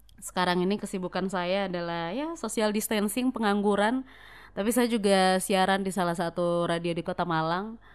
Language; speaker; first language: Indonesian; native; Indonesian